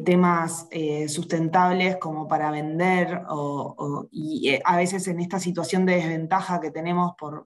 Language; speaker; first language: Spanish; native; Spanish